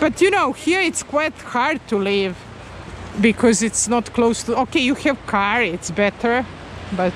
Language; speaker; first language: English; non-native, learner; Serbian